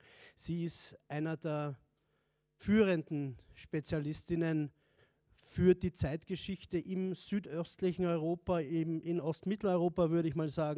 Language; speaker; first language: German; native; German